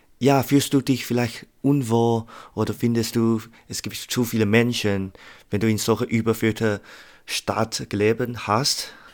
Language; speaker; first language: German; non-native, learner; Chinese